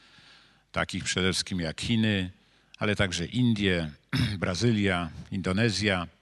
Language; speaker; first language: Polish; native; Polish